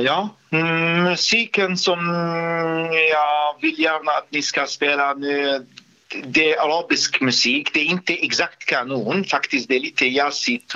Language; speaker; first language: Swedish; non-native, fluent; Arabic